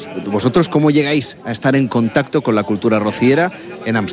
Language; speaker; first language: Spanish; native; Spanish